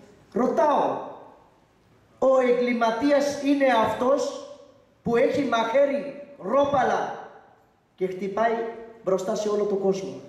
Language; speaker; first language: Greek; non-native, learner; Urdu